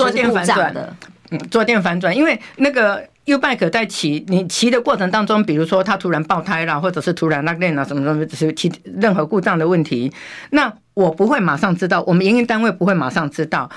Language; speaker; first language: Chinese; native; Chinese